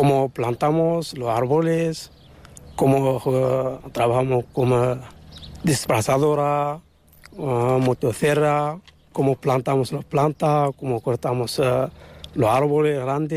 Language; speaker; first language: Spanish; non-native, learner; Arabic